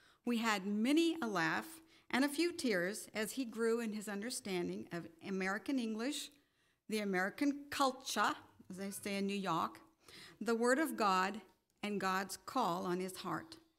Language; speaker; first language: English; native; English